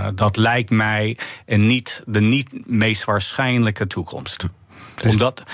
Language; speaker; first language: Dutch; non-native, fluent; English